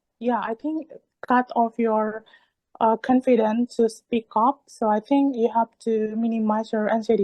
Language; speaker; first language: English; non-native, learner; Indonesian